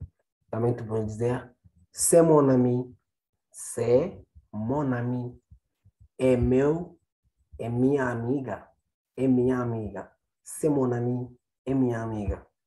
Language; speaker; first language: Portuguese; non-native, fluent; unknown